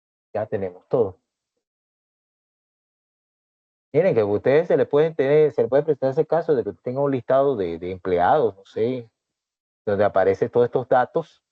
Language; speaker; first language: Spanish; native; Spanish